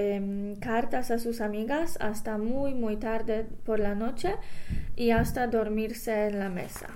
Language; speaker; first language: Spanish; non-native, learner; English